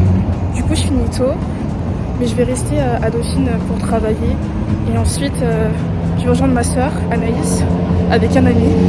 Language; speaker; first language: French; native; French